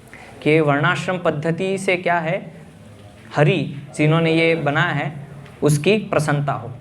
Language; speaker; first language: Hindi; native; Hindi